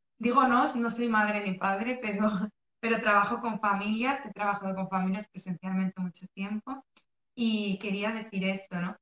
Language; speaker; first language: Spanish; early bilingual, other home language; Arabic